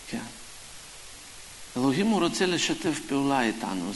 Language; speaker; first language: Hebrew; non-native, fluent; Russian